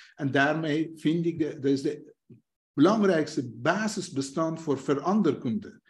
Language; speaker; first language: Dutch; non-native, fluent; Persian